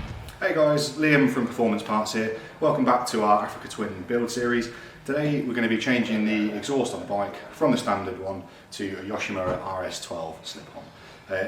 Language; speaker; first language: English; native; English